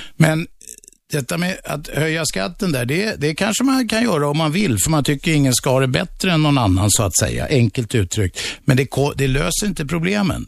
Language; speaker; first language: Swedish; native; Swedish